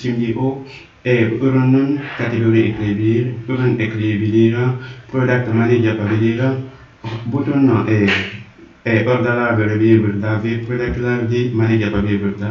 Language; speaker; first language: Turkish; non-native, learner; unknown